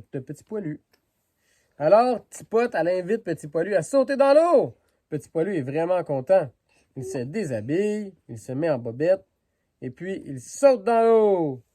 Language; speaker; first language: French; native; French